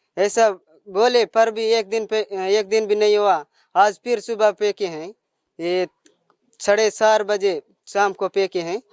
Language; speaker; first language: Hindi; non-native, local second language; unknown